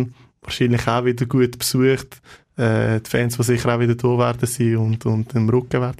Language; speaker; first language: German; native; German